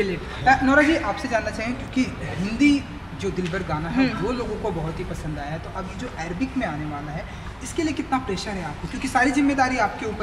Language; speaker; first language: Hindi; native; Hindi